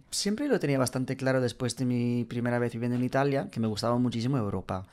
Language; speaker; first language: Spanish; non-native, fluent; English